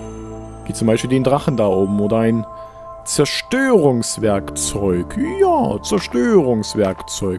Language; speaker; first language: German; native; German